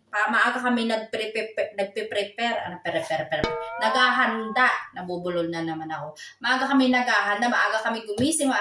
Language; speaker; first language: Filipino; native; Filipino